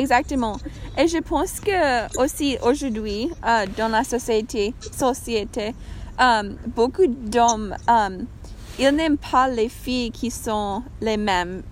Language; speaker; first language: French; non-native, learner; English